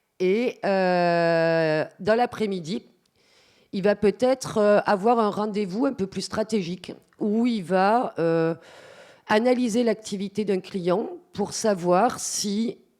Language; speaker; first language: French; native; French